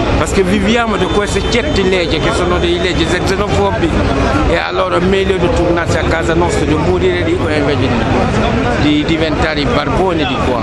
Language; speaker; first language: Italian; non-native, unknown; Wolof